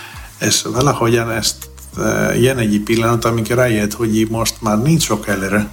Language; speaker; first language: Hungarian; non-native, fluent; Greek